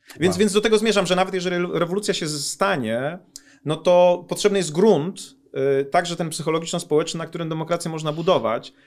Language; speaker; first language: Polish; native; Polish